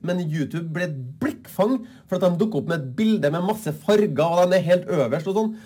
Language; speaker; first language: Norwegian; native; Norwegian